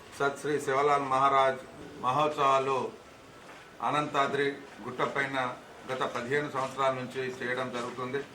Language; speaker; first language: Telugu; non-native, local second language; Lambadi